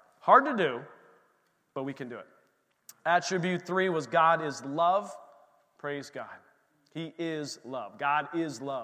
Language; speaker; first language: English; native; English